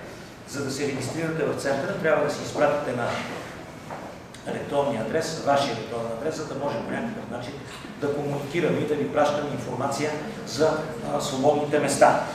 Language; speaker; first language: Bulgarian; native; Bulgarian